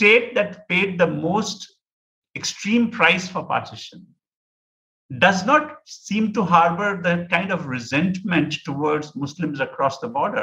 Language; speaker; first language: English; non-native, local second language; Punjabi